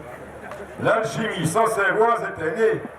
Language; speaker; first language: French; native; French